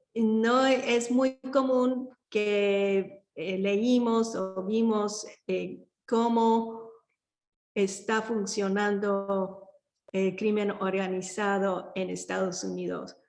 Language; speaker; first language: Spanish; early bilingual, heritage; Spanish